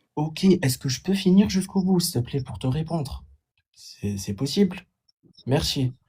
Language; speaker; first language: French; non-native, fluent; Arabic